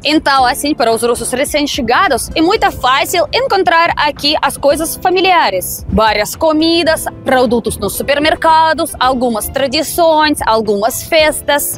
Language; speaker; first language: Portuguese; non-native, fluent; Russian